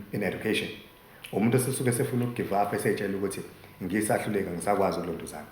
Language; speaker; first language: Zulu; native; Zulu